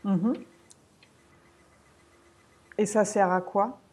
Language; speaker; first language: French; native; French